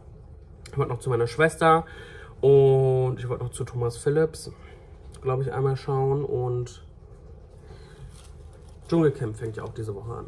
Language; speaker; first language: German; native; German